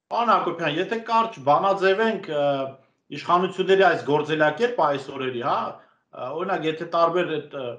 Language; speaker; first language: Armenian; native; Armenian